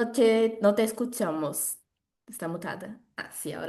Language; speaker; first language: Spanish; non-native, learner; Portuguese